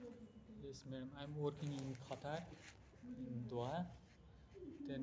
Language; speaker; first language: English; non-native, learner; Nepali